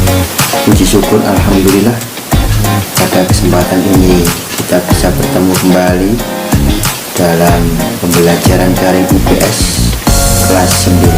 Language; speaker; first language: Indonesian; native; Indonesian